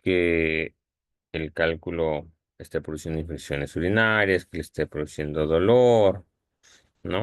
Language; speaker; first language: Spanish; native; Spanish